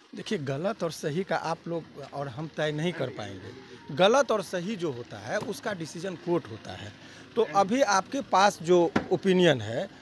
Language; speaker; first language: Hindi; native; Hindi